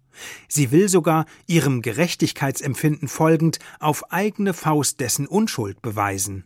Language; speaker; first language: German; native; German